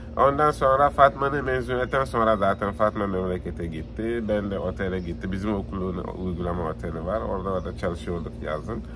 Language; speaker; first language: Turkish; non-native, fluent; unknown